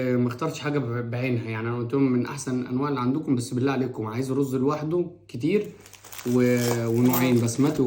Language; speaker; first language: Arabic; native; Arabic